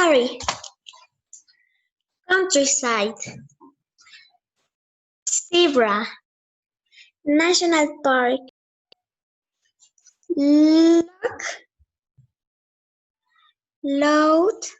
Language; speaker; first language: English; non-native, learner; Spanish